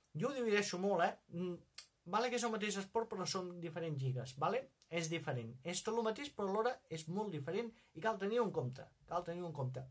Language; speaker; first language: Catalan; non-native, local second language; Spanish